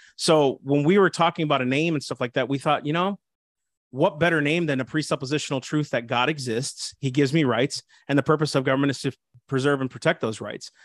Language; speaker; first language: English; early bilingual, other home language; Spanish